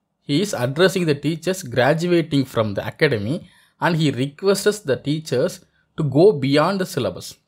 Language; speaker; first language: English; non-native, local second language; Tamil